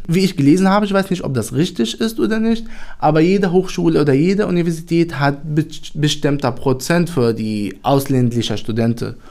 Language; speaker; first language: German; non-native, fluent; Arabic